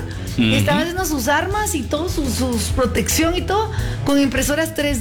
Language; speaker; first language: Spanish; native; Spanish